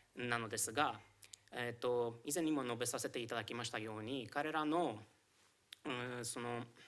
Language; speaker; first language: Japanese; non-native, fluent; Romanian